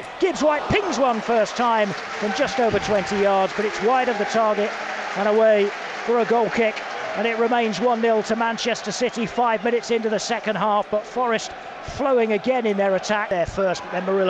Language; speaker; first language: English; native; English